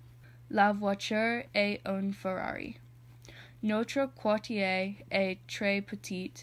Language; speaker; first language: French; non-native, learner; English